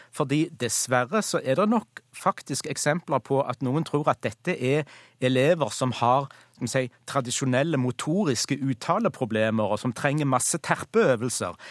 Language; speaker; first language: Norwegian; native; Norwegian